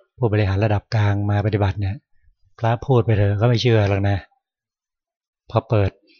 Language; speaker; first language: Thai; native; Thai